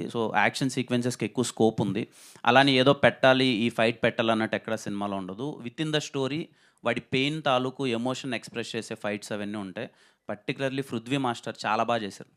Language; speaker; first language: Telugu; native; Telugu